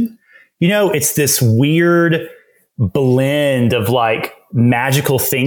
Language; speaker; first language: English; native; English